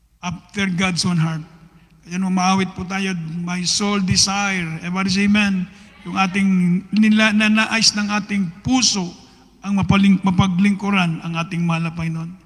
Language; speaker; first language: Filipino; native; Filipino